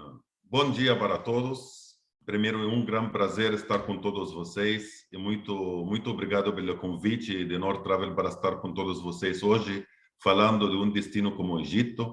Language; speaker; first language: Portuguese; non-native, fluent; Arabic